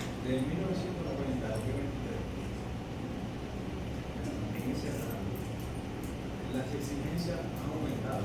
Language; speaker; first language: Spanish; native; Spanish